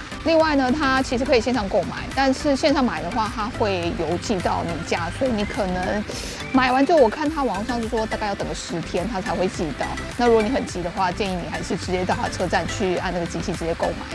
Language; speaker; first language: Chinese; native; Chinese